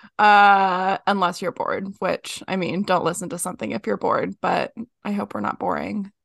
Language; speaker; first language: English; native; English